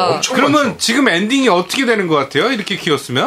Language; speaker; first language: Korean; native; Korean